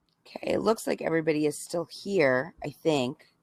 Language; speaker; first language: English; native; English